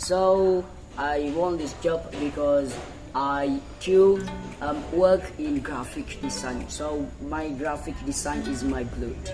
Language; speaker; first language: English; non-native, learner; Indonesian